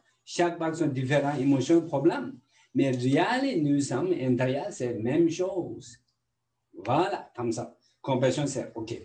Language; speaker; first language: French; non-native, learner; Tibetan